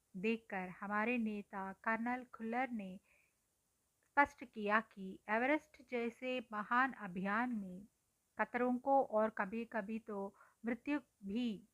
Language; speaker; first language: Hindi; non-native, local second language; Telugu